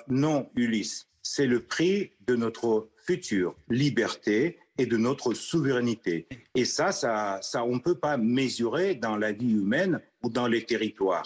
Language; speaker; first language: French; non-native, fluent; Russian